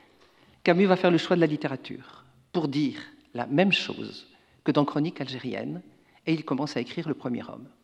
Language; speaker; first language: French; native; French